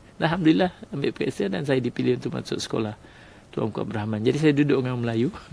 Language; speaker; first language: Malay; non-native, local second language; Chinese